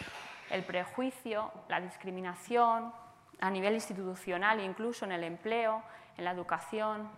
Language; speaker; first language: Spanish; native; Spanish